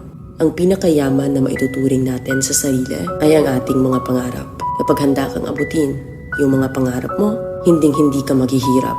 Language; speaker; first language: Filipino; native; Filipino